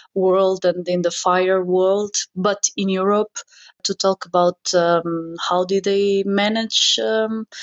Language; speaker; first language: English; non-native, fluent; Portuguese